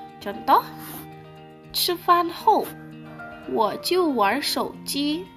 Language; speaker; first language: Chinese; non-native, fluent; Indonesian